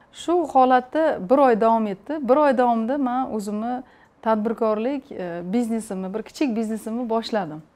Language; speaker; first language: Uzbek; native; Uzbek